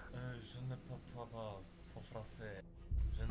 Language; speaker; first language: French; non-native, learner; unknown